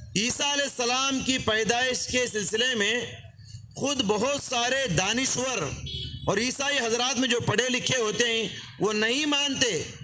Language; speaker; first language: Urdu; native; Urdu